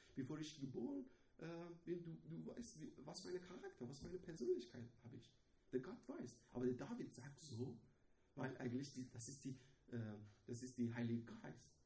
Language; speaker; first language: German; non-native, learner; Persian